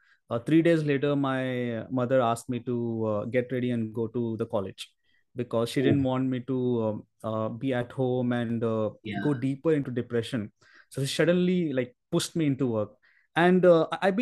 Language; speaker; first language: English; non-native, local second language; Marathi